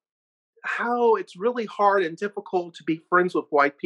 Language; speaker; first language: English; native; English